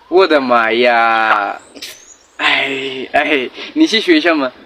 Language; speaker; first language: Chinese; non-native, learner; Serbian